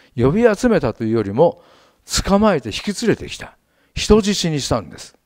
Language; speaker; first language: Japanese; native; Japanese